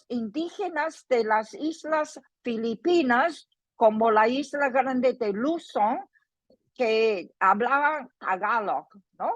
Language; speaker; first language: Spanish; non-native, fluent; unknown